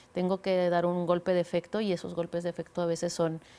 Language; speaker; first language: Spanish; native; Spanish